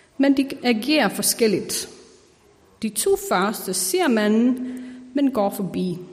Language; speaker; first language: Danish; non-native, fluent; Icelandic